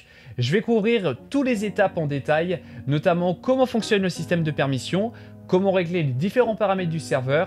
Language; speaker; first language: French; native; French